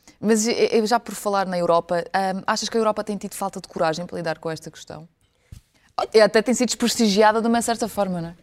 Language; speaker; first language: Portuguese; early bilingual, other home language; Ukrainian